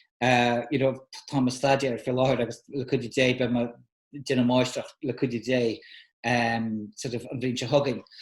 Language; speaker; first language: Irish; native; Irish